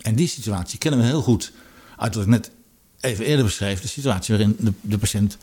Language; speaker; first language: Dutch; native; Dutch